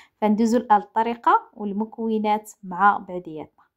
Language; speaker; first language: Arabic; native; Arabic